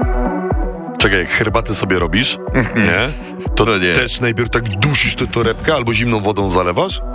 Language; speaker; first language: Polish; native; Polish